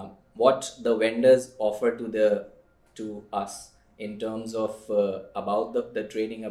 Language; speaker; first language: English; non-native, local second language; Hindi